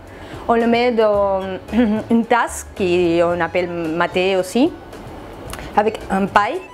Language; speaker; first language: French; non-native, fluent; Spanish